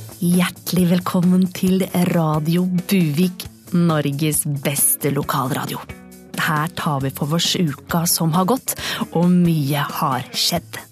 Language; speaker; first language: Norwegian; native; Norwegian